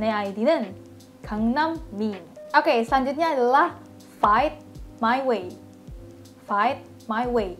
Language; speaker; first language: Indonesian; native; Indonesian